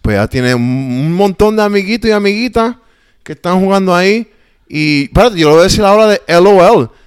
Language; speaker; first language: Spanish; early bilingual, heritage; Spanish